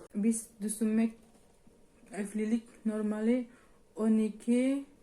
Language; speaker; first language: Turkish; non-native, learner; Indonesian